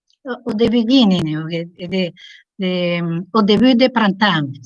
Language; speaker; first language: French; non-native, learner; Spanish